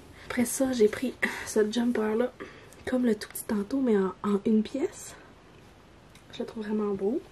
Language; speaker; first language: French; native; French